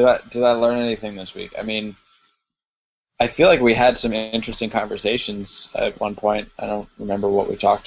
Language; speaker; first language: English; native; English